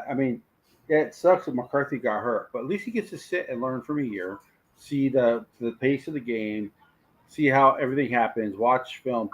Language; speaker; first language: English; native; English